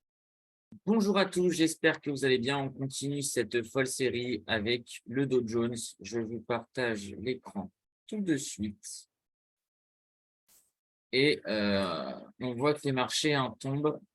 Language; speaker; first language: French; native; French